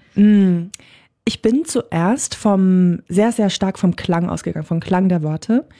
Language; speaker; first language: German; native; German